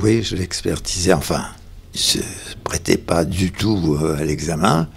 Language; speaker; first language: French; native; French